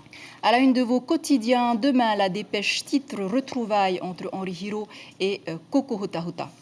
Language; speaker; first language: French; native; French